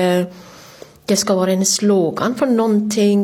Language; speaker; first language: Swedish; non-native, fluent; Persian